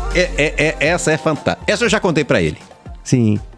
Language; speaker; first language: Portuguese; native; Portuguese